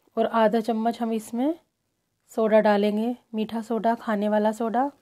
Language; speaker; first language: Hindi; native; Hindi